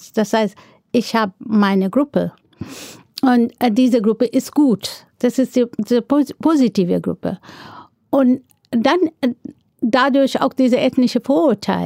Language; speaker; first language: German; non-native, fluent; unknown